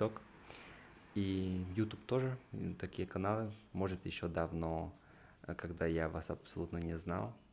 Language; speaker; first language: Russian; non-native, learner; Hungarian